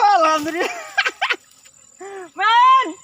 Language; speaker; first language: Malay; non-native, local second language; Javanese